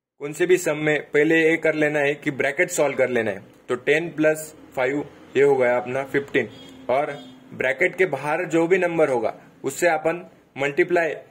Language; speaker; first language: Hindi; non-native, local second language; Marathi